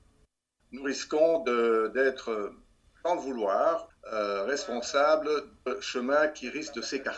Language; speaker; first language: French; native; French